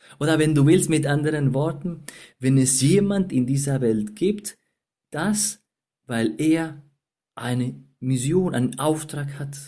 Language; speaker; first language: German; non-native, fluent; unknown